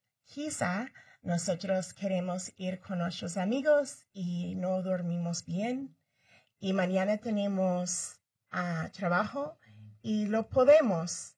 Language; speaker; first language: Spanish; early bilingual, heritage; Spanish